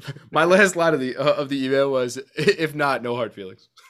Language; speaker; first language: English; native; English